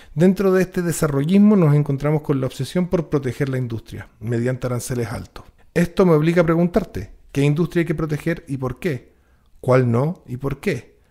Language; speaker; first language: Spanish; native; Spanish